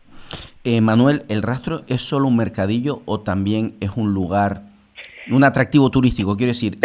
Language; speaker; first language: Spanish; native; Spanish